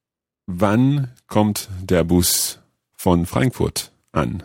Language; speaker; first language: German; non-native, learner; English